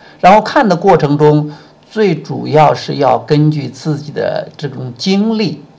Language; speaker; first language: Chinese; native; Chinese